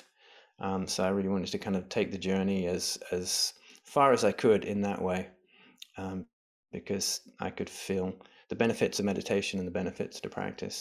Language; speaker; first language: English; native; English